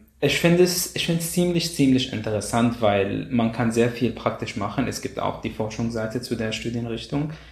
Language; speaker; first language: German; non-native, fluent; Arabic